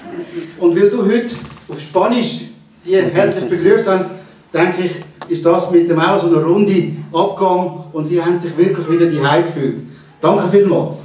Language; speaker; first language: German; non-native, fluent; Tibetan